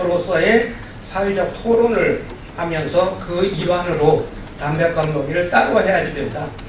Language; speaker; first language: Korean; native; Korean